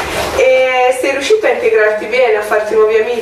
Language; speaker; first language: Italian; native; Italian